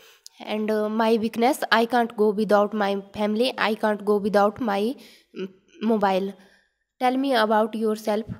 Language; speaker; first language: English; non-native, learner; Hindi